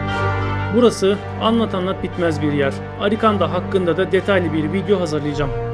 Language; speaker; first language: Turkish; native; Turkish